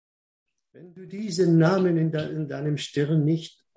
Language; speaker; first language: German; non-native, fluent; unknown